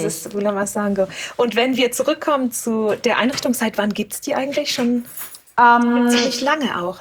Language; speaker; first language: German; native; German